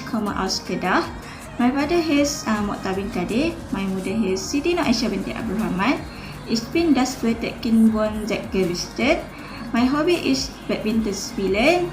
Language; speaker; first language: German; non-native, learner; Malay